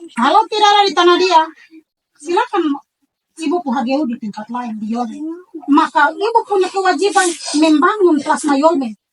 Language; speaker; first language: Indonesian; native; Indonesian